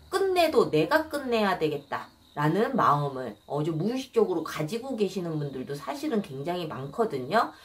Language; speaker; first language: Korean; native; Korean